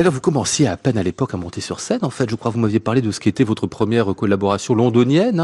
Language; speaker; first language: French; native; French